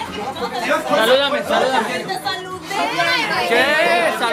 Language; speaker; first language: Spanish; native; Spanish